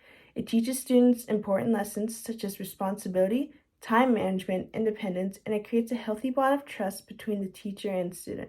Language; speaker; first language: English; native; English